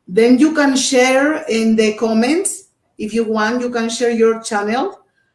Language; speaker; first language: English; non-native, learner; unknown